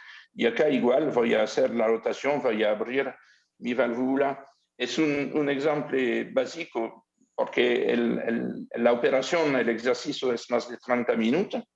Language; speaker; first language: Spanish; non-native, learner; French